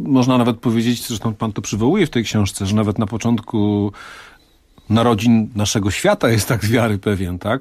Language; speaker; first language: Polish; native; Polish